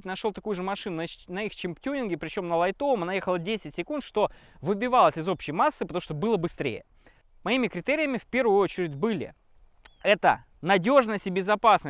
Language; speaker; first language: Russian; native; Russian